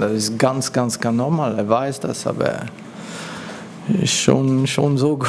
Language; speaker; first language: German; non-native, learner; French